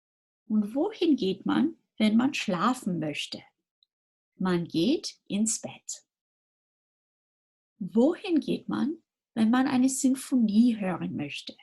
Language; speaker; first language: German; non-native, fluent; English